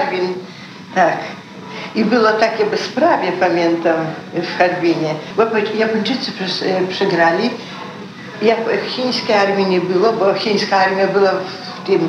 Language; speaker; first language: Polish; early bilingual, heritage; Polish